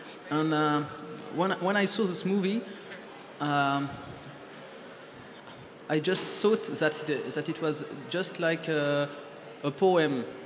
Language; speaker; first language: English; non-native, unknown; French